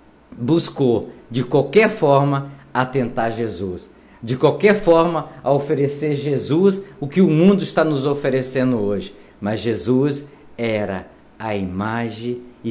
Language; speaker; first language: Portuguese; native; Portuguese